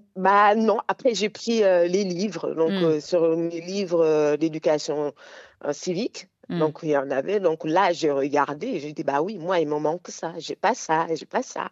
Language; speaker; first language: French; non-native, local second language; Wolof